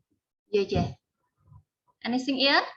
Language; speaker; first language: English; non-native, learner; Khmer